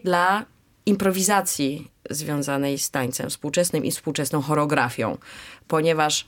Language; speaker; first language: Polish; early bilingual, heritage; Polish